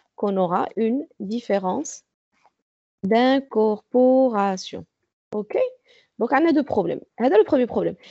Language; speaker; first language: French; non-native, local second language; Arabic